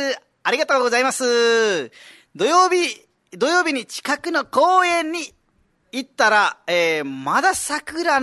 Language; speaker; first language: Japanese; native; Japanese